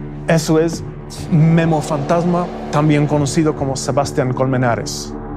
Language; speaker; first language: Spanish; non-native, fluent; English